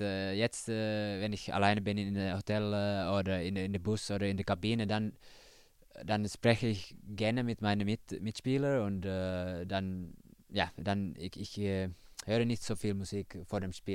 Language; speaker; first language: German; non-native, learner; Finnish